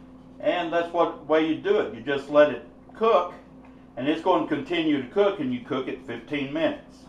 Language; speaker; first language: English; native; English